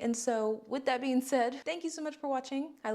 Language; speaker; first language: English; native; English